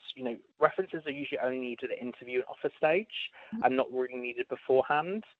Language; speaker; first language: English; native; English